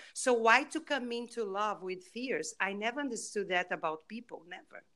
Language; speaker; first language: English; non-native, fluent; Portuguese